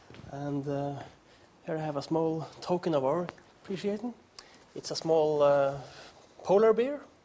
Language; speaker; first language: English; non-native, fluent; Norwegian